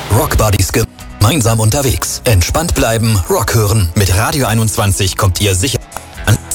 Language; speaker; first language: German; native; German